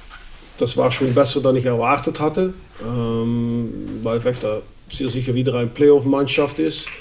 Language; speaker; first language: German; non-native, fluent; Dutch